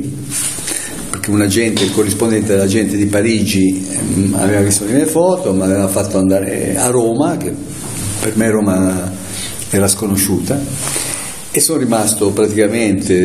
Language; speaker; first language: Italian; native; Italian